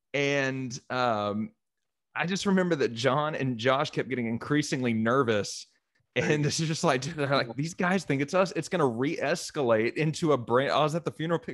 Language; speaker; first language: English; native; English